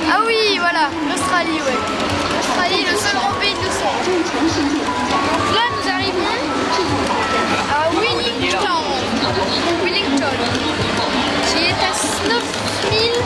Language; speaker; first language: French; native; French